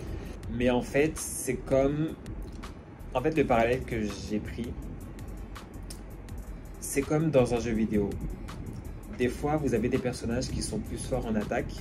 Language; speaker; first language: French; native; French